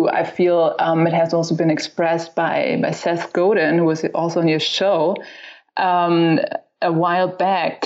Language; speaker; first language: English; non-native, fluent; German